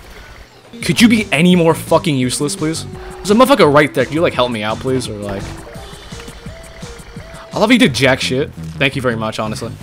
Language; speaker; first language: English; native; English